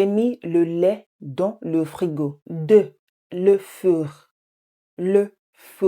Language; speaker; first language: French; non-native, fluent; English